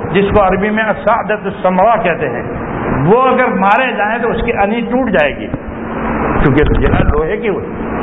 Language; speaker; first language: Urdu; non-native, local second language; Gujarati